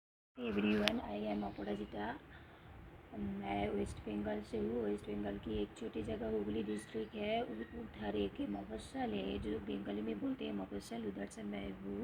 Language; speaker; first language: Hindi; non-native, local second language; Bangla